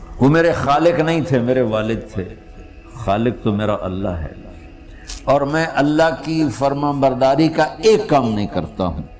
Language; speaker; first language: Urdu; non-native, local second language; Punjabi